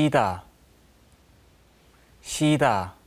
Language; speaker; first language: Korean; non-native, learner; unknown